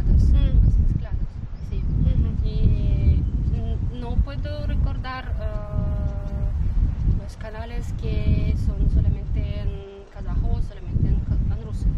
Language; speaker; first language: Spanish; non-native, learner; Kazakh